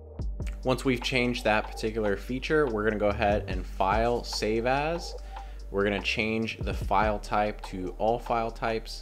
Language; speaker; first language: English; native; English